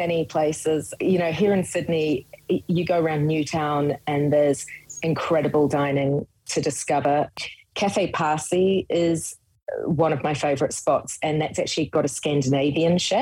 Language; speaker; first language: English; native; English